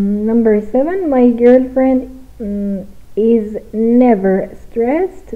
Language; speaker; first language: English; non-native, fluent; Persian